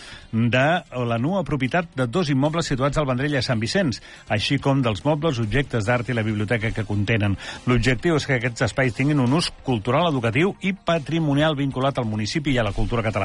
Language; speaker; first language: Catalan; native; Catalan